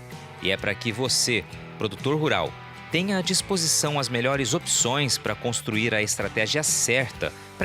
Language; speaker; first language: Portuguese; native; Portuguese